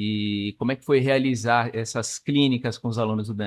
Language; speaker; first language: Portuguese; native; Portuguese